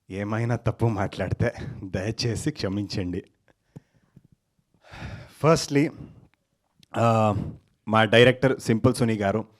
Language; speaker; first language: Telugu; non-native, learner; Kannada